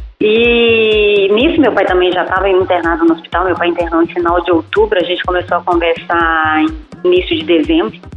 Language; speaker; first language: Portuguese; native; Portuguese